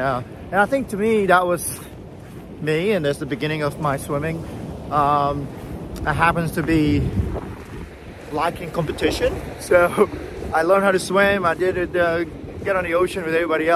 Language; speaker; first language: English; non-native, fluent; Indonesian